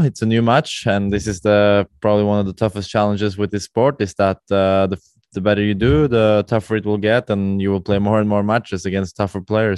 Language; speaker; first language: English; non-native, fluent; Norwegian